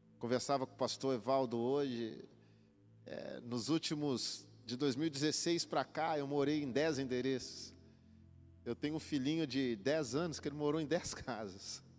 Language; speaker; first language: Portuguese; native; Portuguese